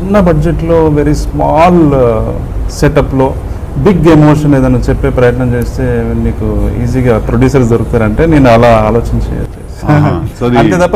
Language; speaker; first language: Telugu; native; Telugu